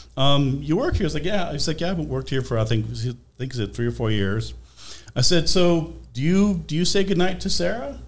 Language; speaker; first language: English; native; English